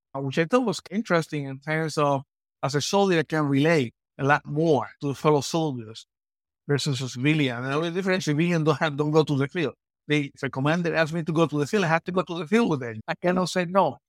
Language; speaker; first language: English; non-native, fluent; Spanish